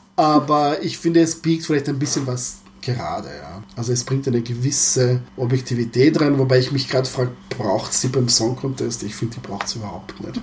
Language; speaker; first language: German; early bilingual, other home language; Croatian